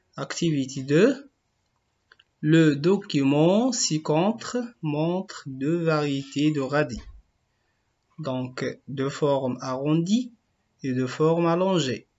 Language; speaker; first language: French; non-native, local second language; Arabic